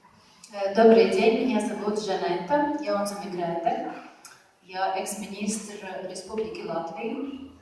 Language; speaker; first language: Russian; non-native, fluent; Latvian